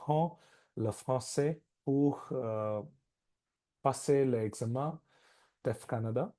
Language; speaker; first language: French; non-native, learner; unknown